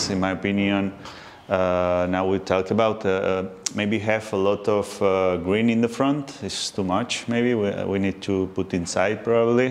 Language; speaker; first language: English; non-native, learner; Spanish